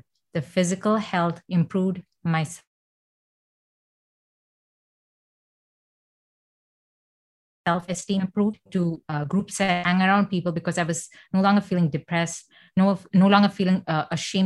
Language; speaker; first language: English; non-native, fluent; Malayalam